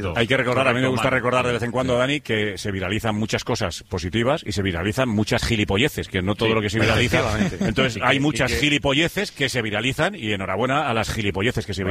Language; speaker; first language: Spanish; native; Spanish